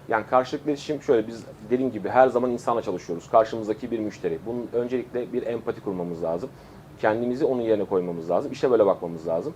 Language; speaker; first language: Turkish; native; Turkish